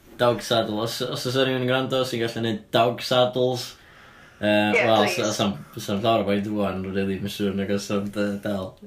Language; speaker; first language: Welsh; native; Welsh